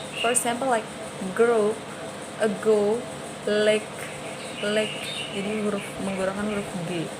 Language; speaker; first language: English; non-native, learner; Indonesian